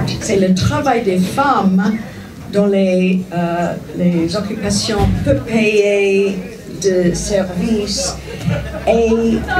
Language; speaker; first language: French; non-native, fluent; English